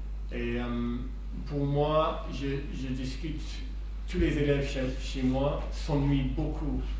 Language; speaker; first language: French; non-native, fluent; English